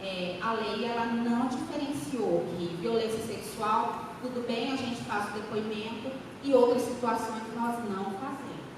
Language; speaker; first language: Portuguese; native; Portuguese